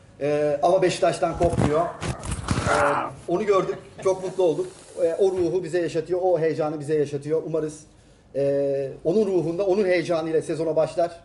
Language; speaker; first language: Turkish; native; Turkish